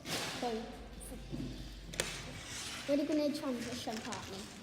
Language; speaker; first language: Welsh; non-native, local second language; English